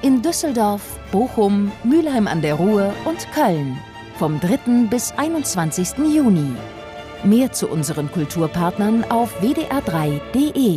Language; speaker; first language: German; native; German